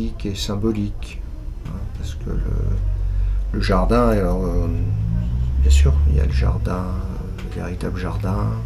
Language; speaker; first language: French; native; French